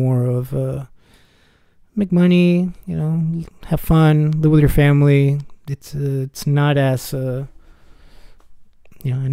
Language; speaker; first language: English; early bilingual, other home language; Spanish